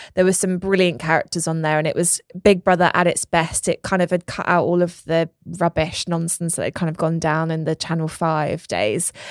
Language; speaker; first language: English; native; English